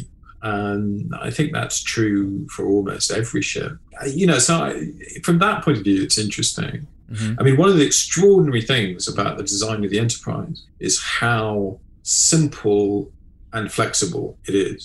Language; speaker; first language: English; native; English